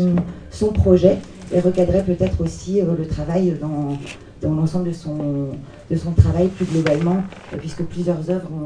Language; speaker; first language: French; native; French